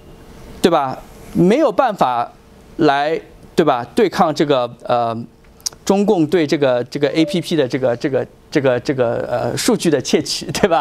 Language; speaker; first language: Chinese; native; Chinese